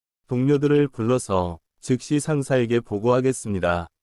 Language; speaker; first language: Korean; non-native, learner; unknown